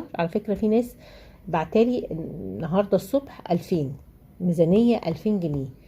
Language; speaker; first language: Arabic; native; Arabic